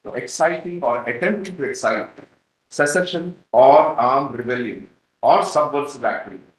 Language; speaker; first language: English; non-native, local second language; Hindi